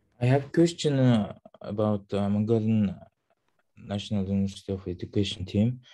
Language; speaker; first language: English; non-native, learner; Mongolian